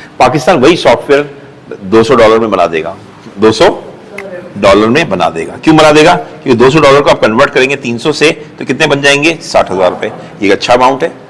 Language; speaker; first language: Urdu; native; Urdu